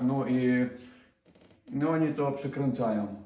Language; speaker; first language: Polish; non-native, fluent; Ukrainian